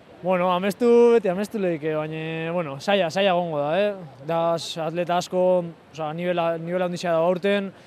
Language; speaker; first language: Basque; native; Basque